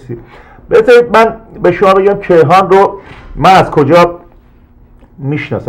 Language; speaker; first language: Persian; native; Persian